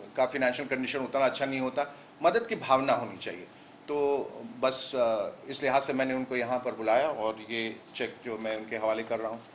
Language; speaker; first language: Hindi; native; Hindi